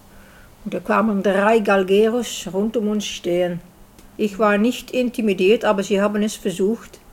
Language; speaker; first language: German; non-native, learner; Dutch